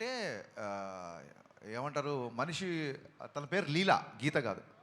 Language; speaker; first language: Telugu; native; Telugu